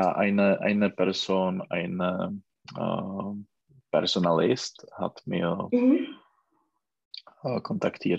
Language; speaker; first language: German; non-native, learner; Czech